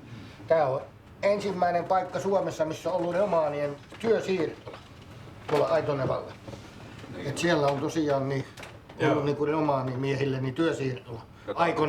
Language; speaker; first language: Finnish; native; Finnish